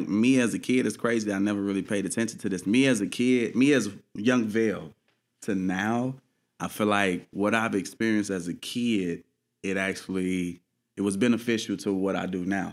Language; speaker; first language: English; native; English